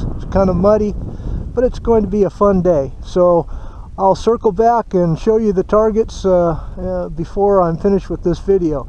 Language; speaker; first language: English; native; English